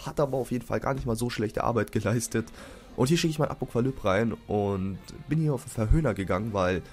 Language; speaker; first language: German; native; German